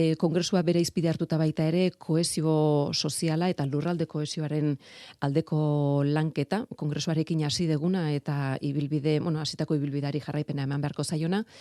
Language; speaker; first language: Basque; native; Basque